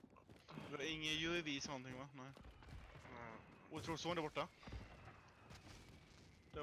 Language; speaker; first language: Swedish; native; Swedish